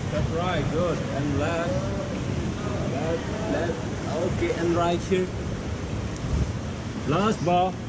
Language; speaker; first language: English; non-native, learner; Indonesian